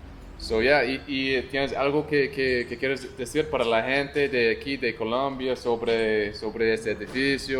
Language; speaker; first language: Spanish; non-native, learner; English